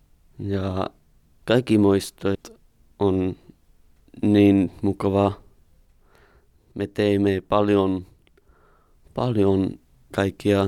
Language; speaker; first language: Finnish; non-native, learner; English